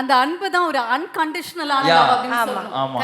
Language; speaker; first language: Tamil; native; Tamil